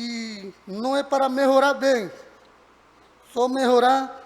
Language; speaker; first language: Portuguese; non-native, learner; Spanish